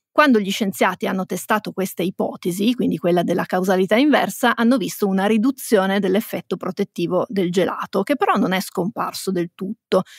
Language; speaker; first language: Italian; native; Italian